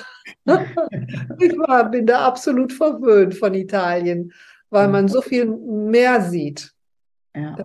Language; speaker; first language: German; native; German